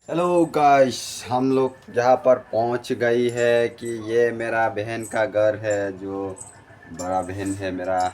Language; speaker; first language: Hindi; non-native, local second language; Kok Borok